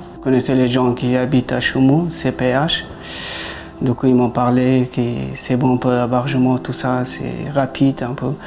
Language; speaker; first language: French; non-native, learner; Persian